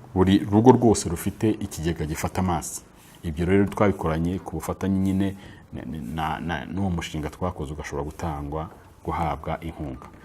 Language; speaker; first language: Kinyarwanda; native; Kinyarwanda